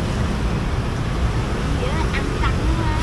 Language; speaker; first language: Chinese; non-native, fluent; Vietnamese